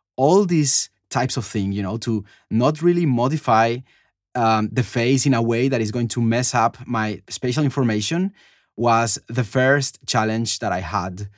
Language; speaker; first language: English; non-native, fluent; Spanish